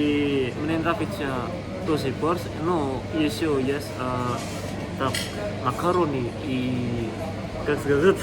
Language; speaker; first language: Russian; non-native, learner; Indonesian